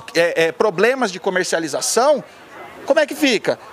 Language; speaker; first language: Portuguese; native; Portuguese